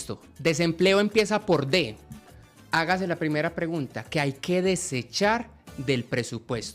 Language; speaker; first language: Spanish; native; Spanish